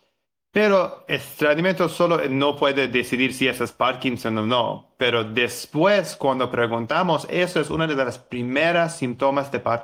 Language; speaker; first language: Spanish; non-native, learner; English